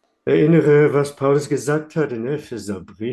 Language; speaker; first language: German; non-native, fluent; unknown